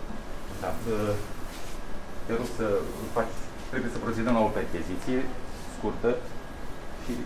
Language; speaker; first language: Romanian; native; Romanian